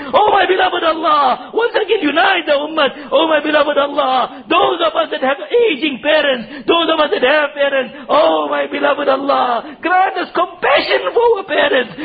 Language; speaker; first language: English; non-native, local second language; Urdu